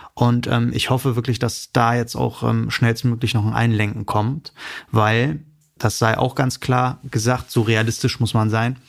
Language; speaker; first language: German; native; German